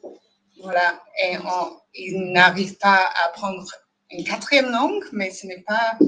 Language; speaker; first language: French; non-native, fluent; English